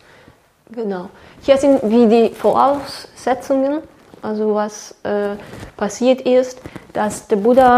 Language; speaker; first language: German; non-native, fluent; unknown